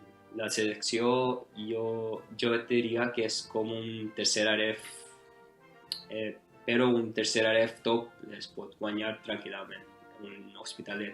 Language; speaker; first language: Catalan; non-native, fluent; Divehi